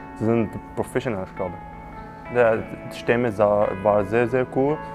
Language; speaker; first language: German; non-native, learner; Arabic